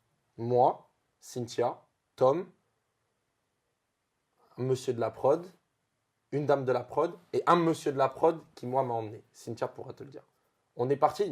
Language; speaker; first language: French; native; French